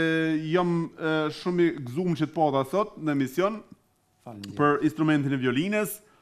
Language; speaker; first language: Albanian; native; Albanian